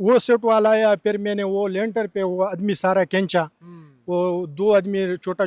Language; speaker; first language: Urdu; non-native, local second language; Pashto